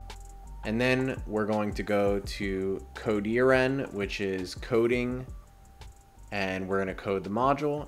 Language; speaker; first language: English; native; English